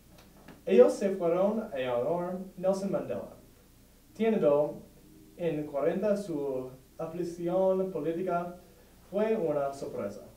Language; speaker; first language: Spanish; non-native, learner; English